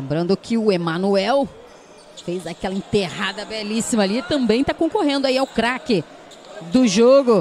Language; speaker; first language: Portuguese; native; Portuguese